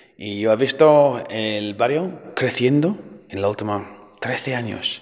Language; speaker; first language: Spanish; non-native, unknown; English